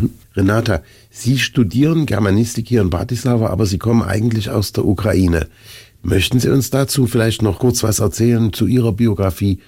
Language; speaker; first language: German; native; German